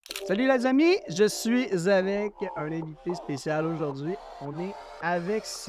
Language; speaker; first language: French; native; French